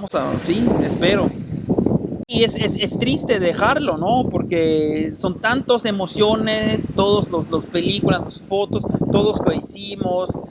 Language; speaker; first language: Spanish; non-native, fluent; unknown